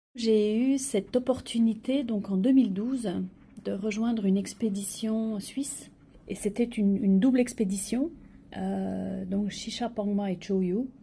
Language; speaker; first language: French; native; French